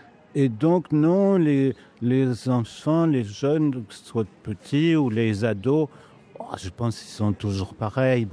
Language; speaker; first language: French; native; French